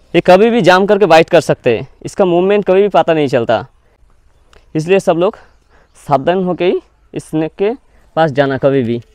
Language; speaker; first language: Hindi; non-native, local second language; Bangla